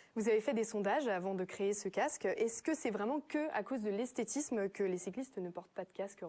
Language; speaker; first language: French; native; French